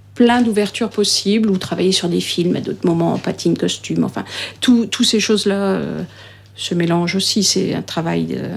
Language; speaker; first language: French; native; French